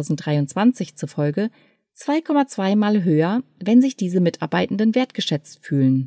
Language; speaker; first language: German; native; German